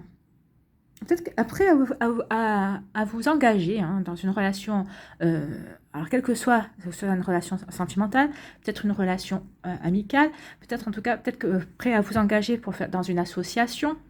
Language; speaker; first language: French; native; French